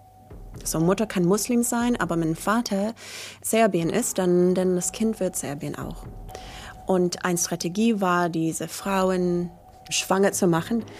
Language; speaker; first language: German; non-native, learner; English